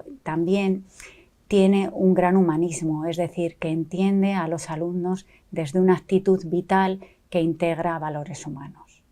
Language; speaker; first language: Spanish; native; Spanish